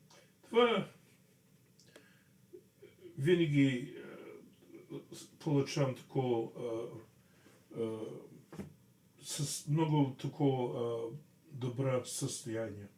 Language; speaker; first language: Bulgarian; non-native, fluent; English